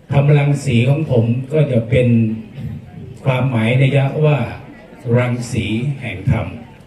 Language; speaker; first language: Thai; native; Thai